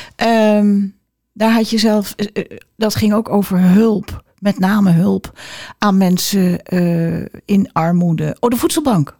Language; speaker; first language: Dutch; native; Dutch